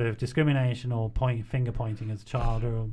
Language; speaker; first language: English; native; English